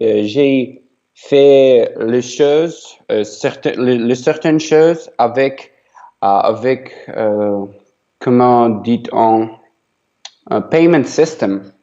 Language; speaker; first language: French; non-native, learner; Ukrainian